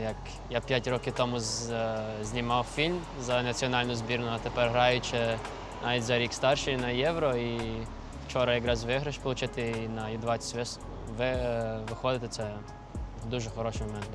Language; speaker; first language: Ukrainian; early bilingual, other home language; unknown